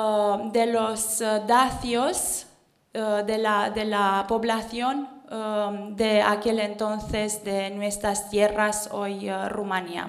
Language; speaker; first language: Spanish; non-native, fluent; Romanian